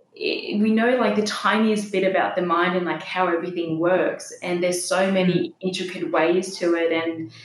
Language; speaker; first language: English; non-native, fluent; Danish